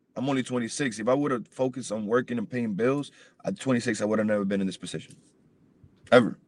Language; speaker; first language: English; early bilingual, other home language; Spanish